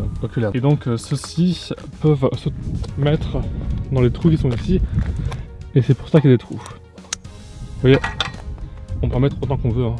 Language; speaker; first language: French; native; French